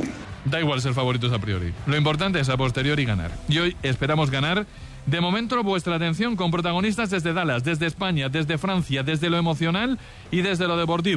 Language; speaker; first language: Spanish; native; Spanish